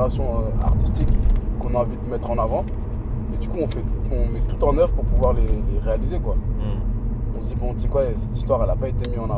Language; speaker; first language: French; native; French